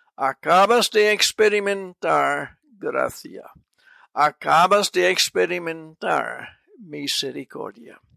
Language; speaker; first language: Spanish; non-native, fluent; English